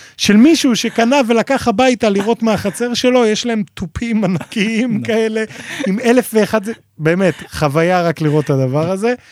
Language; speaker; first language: Hebrew; native; Hebrew